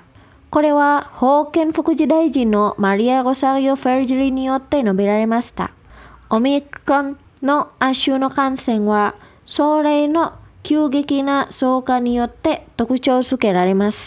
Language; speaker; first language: Japanese; non-native, fluent; Indonesian